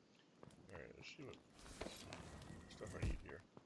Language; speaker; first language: English; native; English